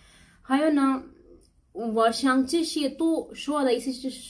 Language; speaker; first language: Chinese; non-native, learner; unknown